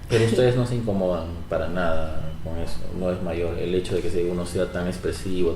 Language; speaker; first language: Spanish; native; Spanish